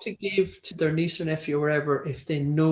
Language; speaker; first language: English; native; English